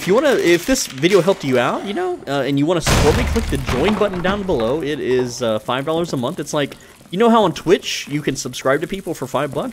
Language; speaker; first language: English; native; English